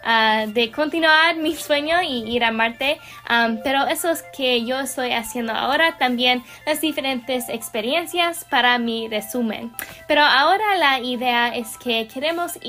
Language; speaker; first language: Spanish; non-native, learner; English